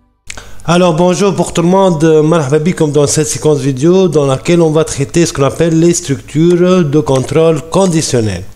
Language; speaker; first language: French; non-native, local second language; Arabic